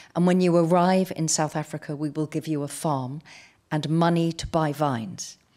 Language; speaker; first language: English; native; English